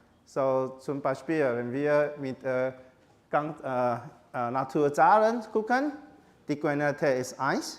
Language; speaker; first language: German; non-native, learner; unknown